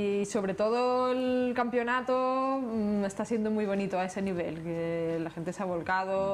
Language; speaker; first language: Spanish; native; Spanish